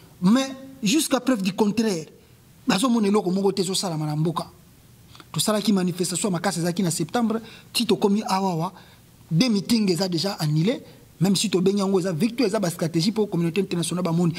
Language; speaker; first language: French; non-native, local second language; Lingala